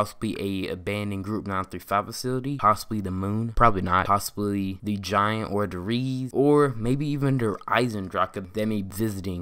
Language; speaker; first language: English; native; English